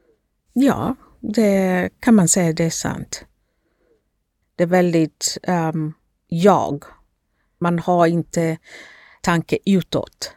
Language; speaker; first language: Swedish; non-native, fluent; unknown